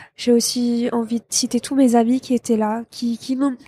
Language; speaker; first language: French; non-native, local second language; Arabic